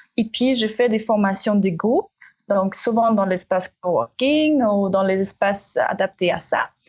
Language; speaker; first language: French; non-native, fluent; Russian